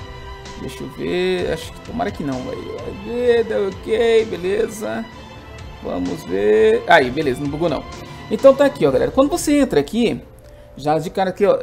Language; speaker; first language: Portuguese; native; Portuguese